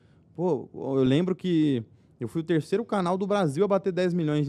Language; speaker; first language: Portuguese; native; Portuguese